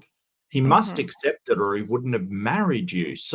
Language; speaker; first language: English; native; English